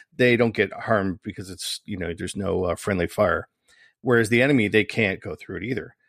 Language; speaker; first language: English; native; English